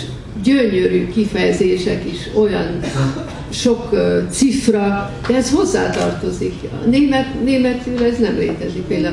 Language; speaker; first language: Hungarian; early bilingual, heritage; Hungarian